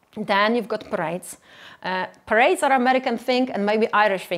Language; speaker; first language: English; non-native, fluent; Polish